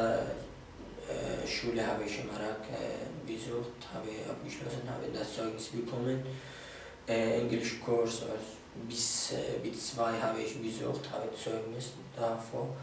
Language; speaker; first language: German; non-native, fluent; Kurdish